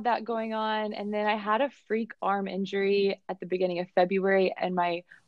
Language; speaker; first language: English; native; English